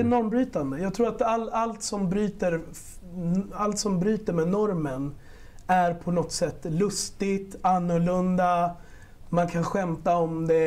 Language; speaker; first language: Swedish; early bilingual, other home language; Spanish